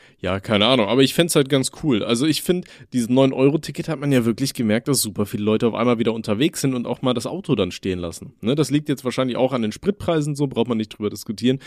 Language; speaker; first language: German; native; German